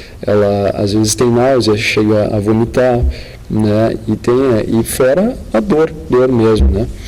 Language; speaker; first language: Portuguese; native; Portuguese